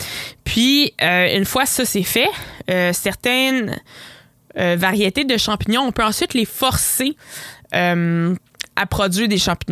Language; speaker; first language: French; native; French